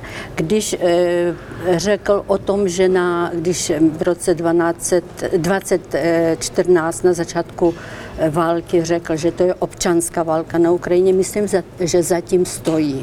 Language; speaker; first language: Czech; non-native, fluent; Ukrainian